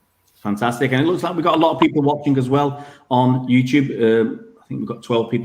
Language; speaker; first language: English; native; English